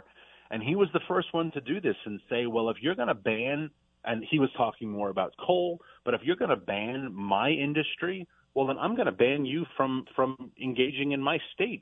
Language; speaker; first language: English; native; English